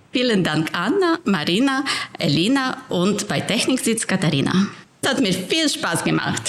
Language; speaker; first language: German; non-native, fluent; Ukrainian